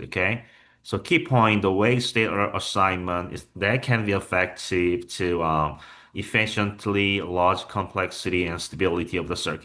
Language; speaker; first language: English; non-native, fluent; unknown